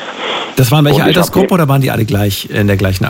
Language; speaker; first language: German; native; German